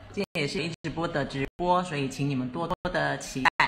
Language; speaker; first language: Chinese; native; Chinese